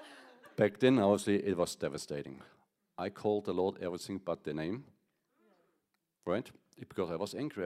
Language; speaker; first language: English; non-native, fluent; German